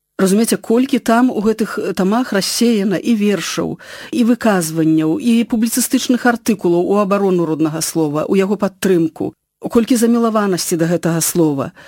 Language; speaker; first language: Belarusian; native; Belarusian